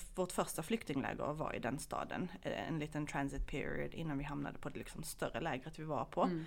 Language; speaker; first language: Swedish; early bilingual, other home language; Bosnian